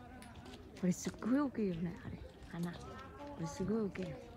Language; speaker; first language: Japanese; non-native, learner; Vietnamese